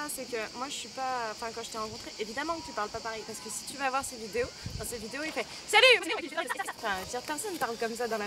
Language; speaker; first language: French; native; French